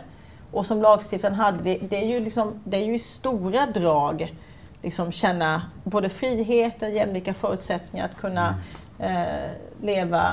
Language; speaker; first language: Swedish; native; Swedish